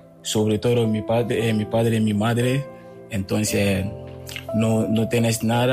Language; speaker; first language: Spanish; non-native, fluent; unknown